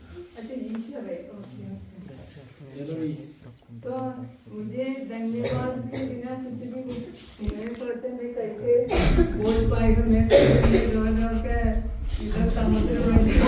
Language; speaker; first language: Hindi; non-native, local second language; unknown